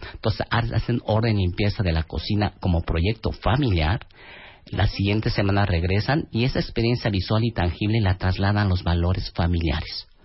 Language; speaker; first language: Spanish; native; Spanish